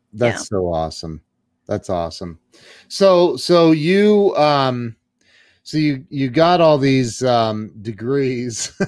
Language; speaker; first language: English; native; English